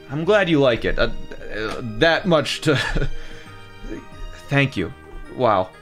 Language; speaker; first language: English; native; English